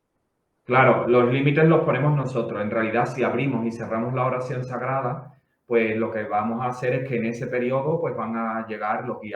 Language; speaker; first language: Spanish; native; Spanish